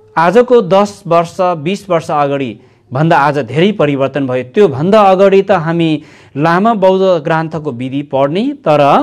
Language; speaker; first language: Nepali; non-native, local second language; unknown